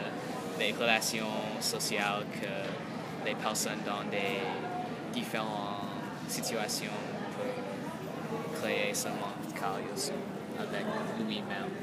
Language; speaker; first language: French; non-native, learner; English